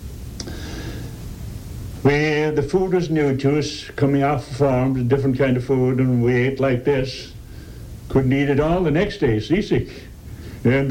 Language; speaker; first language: English; native; English